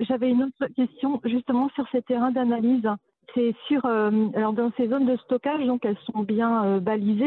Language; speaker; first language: French; native; French